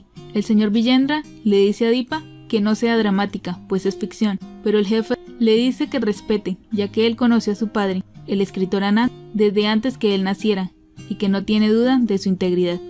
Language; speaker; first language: Spanish; native; Spanish